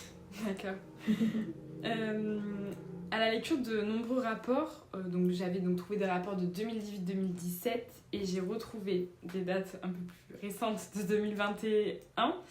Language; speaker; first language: French; native; French